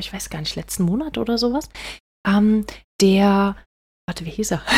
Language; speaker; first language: German; native; German